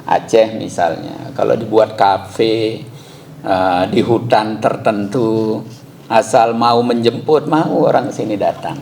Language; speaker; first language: Indonesian; native; Indonesian